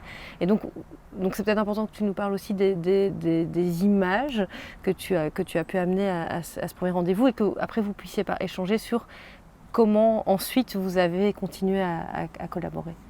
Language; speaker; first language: French; native; French